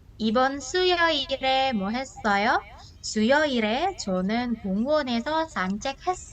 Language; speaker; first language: Korean; non-native, fluent; Indonesian